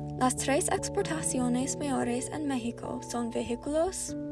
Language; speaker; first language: Spanish; non-native, learner; English